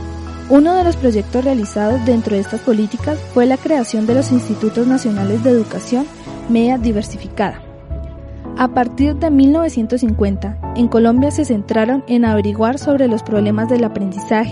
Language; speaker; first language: Spanish; native; Spanish